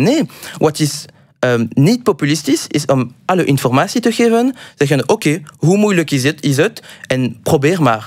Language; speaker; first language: Dutch; non-native, local second language; French